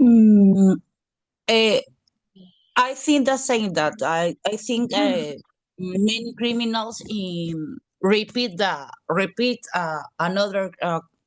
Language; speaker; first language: English; non-native, learner; Spanish